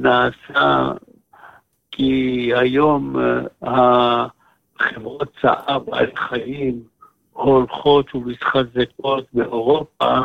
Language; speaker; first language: Hebrew; non-native, fluent; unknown